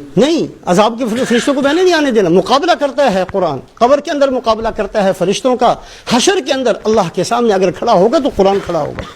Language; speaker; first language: Urdu; non-native, local second language; Punjabi